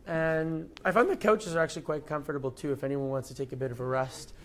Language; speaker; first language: English; native; English